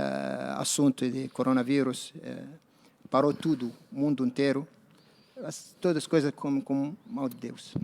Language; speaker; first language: Portuguese; non-native, learner; Arabic